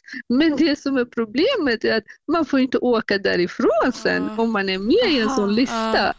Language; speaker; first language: Swedish; non-native, fluent; Persian